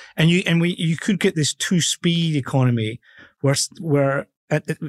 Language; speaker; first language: English; native; English